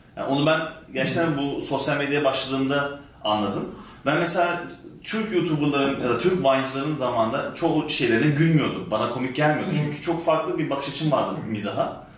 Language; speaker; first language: Turkish; early bilingual, heritage; Turkish